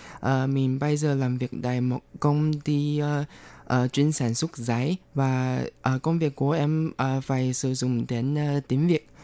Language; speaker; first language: Vietnamese; non-native, learner; Chinese